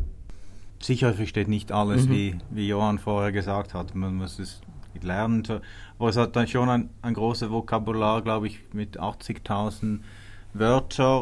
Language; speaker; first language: German; non-native, fluent; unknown